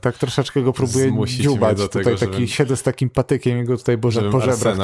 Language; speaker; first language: Polish; native; Polish